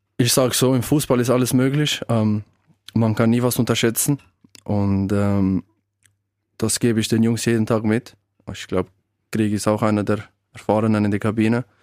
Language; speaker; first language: German; early bilingual, other home language; Albanian